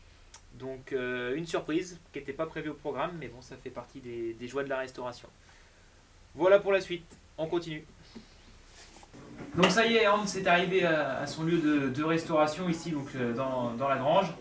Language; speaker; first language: French; native; French